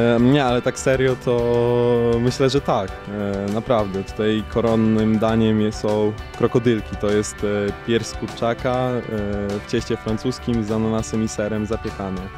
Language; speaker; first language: Polish; early bilingual, other home language; Ukrainian